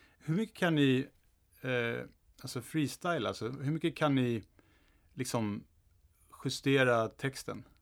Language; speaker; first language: Swedish; early bilingual, other home language; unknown